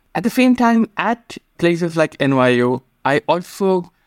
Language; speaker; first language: English; non-native, local second language; Gujarati